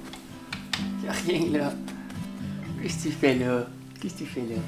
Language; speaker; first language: French; native; French